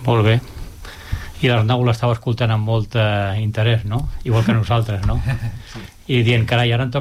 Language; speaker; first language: Catalan; native; Catalan